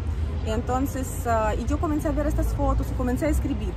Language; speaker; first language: Spanish; native; Spanish